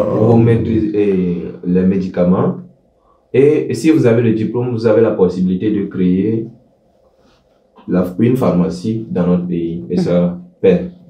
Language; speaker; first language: French; non-native, local second language; Ewe